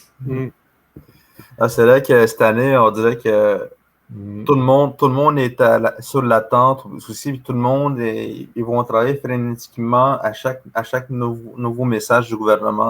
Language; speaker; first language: French; native; French